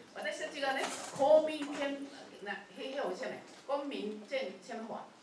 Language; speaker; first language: Japanese; non-native, fluent; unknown